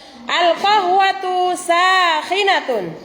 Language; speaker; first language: Arabic; non-native, fluent; Indonesian